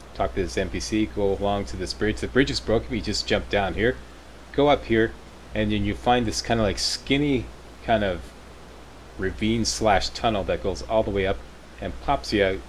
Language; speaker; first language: English; native; English